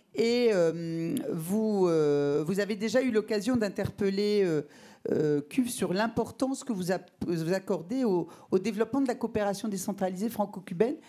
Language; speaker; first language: French; native; French